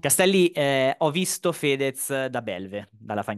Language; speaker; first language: Italian; native; Italian